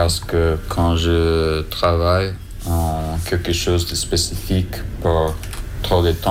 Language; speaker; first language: French; non-native, learner; English